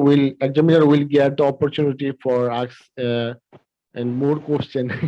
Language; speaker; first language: English; non-native, learner; Bangla